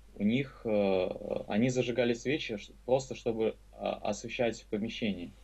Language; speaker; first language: Russian; native; Russian